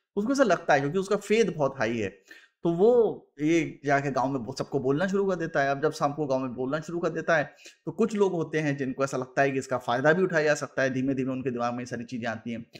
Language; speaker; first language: Hindi; native; Hindi